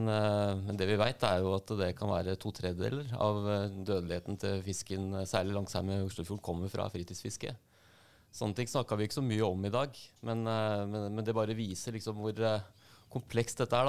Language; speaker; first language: Norwegian; native; Norwegian